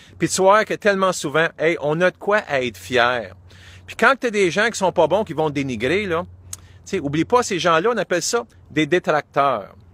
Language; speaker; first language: French; native; French